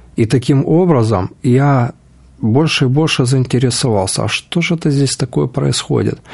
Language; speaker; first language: Russian; native; Russian